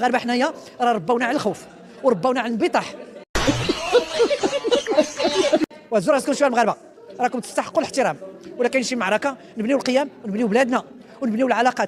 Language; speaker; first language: Arabic; native; Arabic